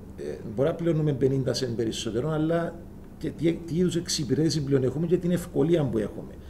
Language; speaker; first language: Greek; native; Greek